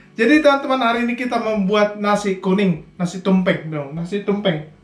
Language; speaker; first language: Indonesian; native; Indonesian